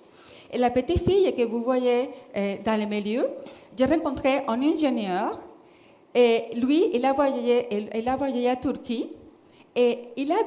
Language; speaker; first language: French; non-native, fluent; Spanish